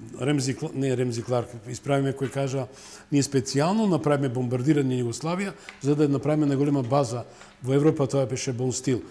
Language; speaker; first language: Macedonian; non-native, local second language; Serbian